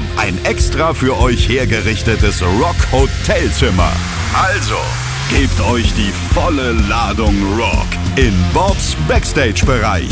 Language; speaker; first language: German; native; German